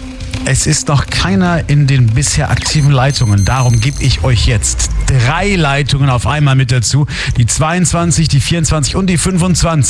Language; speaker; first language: German; native; German